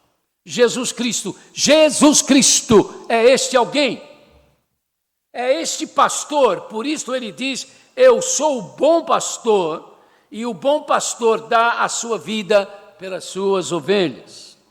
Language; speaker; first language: Portuguese; native; Portuguese